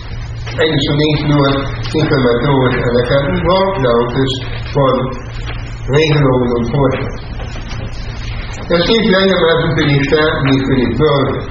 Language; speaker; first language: German; native; German